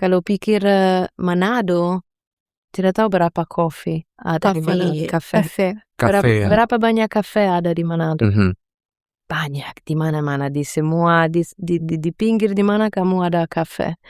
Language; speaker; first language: Indonesian; non-native, fluent; Italian